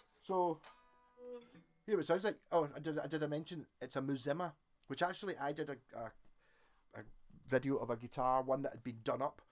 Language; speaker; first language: English; native; English